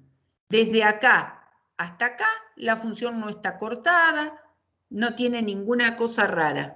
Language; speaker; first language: Spanish; native; Spanish